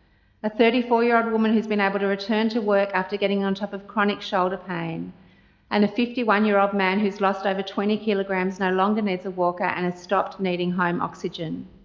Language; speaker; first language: English; native; English